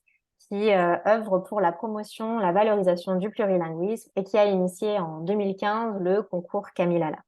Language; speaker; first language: French; native; French